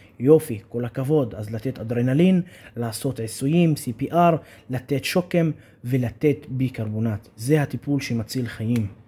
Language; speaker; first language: Hebrew; non-native, local second language; Arabic